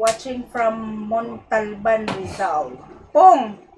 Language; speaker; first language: English; non-native, local second language; Filipino